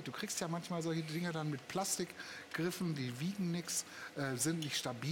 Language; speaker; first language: German; native; German